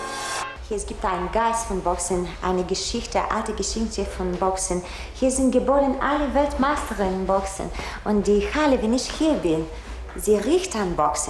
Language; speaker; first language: German; non-native, learner; Bulgarian